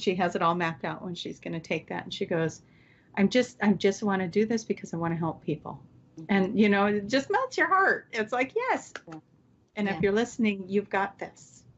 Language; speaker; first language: English; native; English